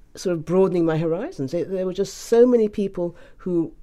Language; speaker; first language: English; native; English